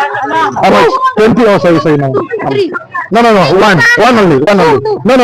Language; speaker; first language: English; non-native, fluent; French